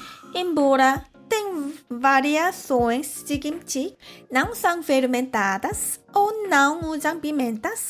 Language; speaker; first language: Portuguese; non-native, fluent; Korean